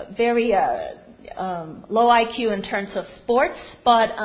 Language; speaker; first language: English; non-native, fluent; Chinese